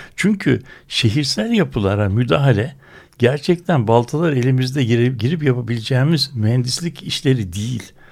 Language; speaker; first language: Turkish; native; Turkish